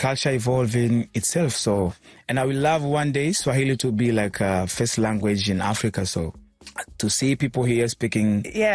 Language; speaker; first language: English; non-native, local second language; Swahili